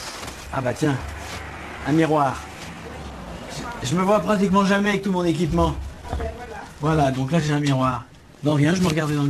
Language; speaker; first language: French; native; French